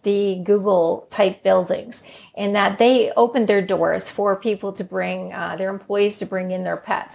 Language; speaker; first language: English; native; English